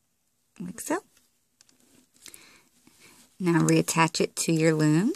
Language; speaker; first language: English; native; English